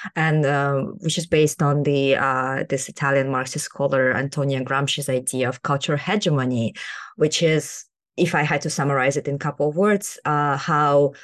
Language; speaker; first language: English; non-native, fluent; Kazakh